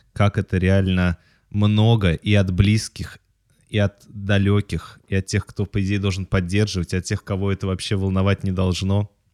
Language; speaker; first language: Russian; native; Russian